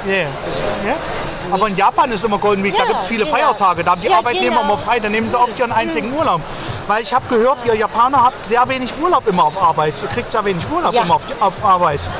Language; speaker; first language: German; native; German